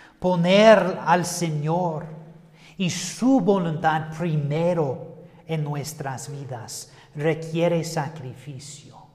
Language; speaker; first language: Spanish; non-native, fluent; English